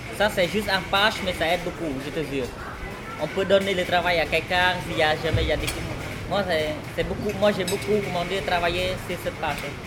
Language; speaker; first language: French; non-native, fluent; Khmer